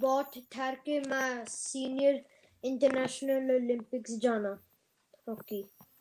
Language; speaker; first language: Punjabi; early bilingual, heritage; Punjabi